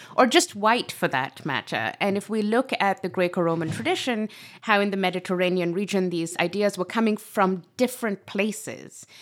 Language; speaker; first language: English; non-native, local second language; Urdu